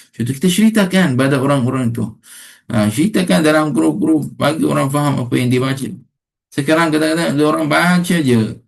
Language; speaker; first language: Malay; non-native, fluent; Arabic